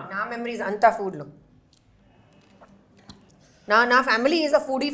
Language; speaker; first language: Telugu; non-native, learner; Hindi